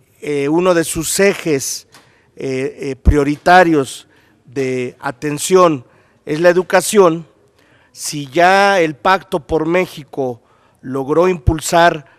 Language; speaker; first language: Spanish; native; Spanish